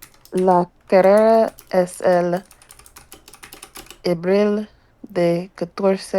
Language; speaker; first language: Spanish; non-native, learner; English